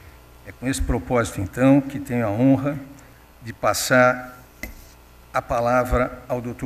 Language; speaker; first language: Portuguese; native; Portuguese